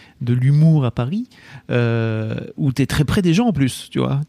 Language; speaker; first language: French; native; French